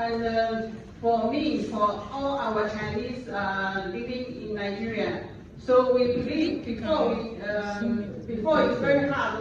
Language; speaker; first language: English; non-native, learner; Chinese